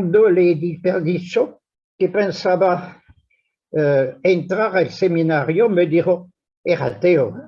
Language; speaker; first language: Spanish; non-native, fluent; French